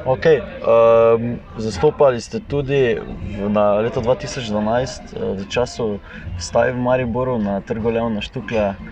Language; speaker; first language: Slovenian; native; Slovenian